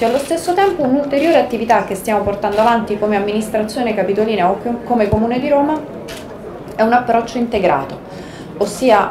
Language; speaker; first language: Italian; native; Italian